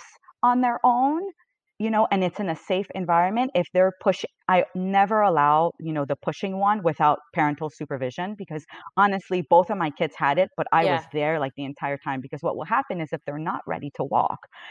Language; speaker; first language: English; native; English